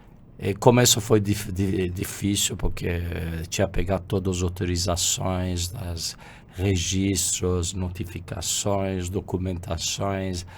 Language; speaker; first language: Portuguese; non-native, fluent; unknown